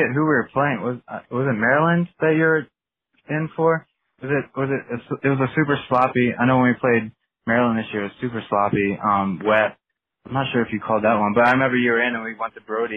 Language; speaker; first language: English; native; English